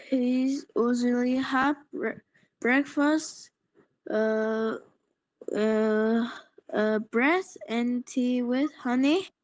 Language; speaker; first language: English; non-native, learner; Polish